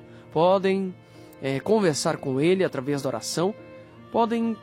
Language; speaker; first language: Portuguese; native; Portuguese